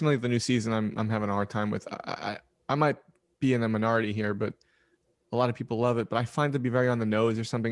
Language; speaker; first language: English; native; English